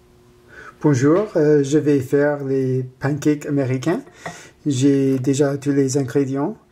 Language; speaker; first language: French; non-native, learner; English